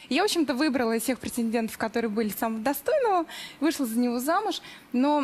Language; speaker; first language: Russian; native; Russian